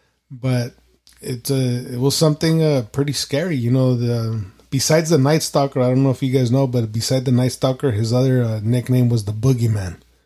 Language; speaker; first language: English; early bilingual, other home language; Spanish